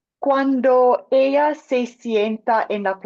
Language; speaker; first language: Spanish; non-native, learner; English